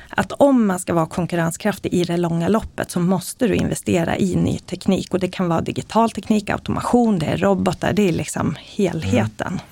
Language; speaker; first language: Swedish; native; Swedish